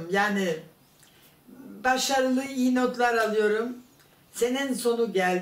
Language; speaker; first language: Turkish; non-native, fluent; German